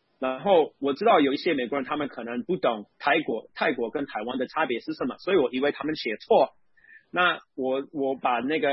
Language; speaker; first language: Chinese; non-native, fluent; English